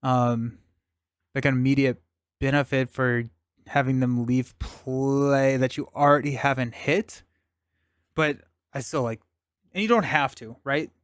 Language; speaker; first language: English; native; English